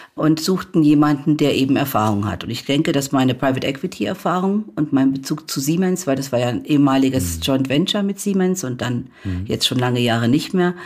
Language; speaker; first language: German; native; German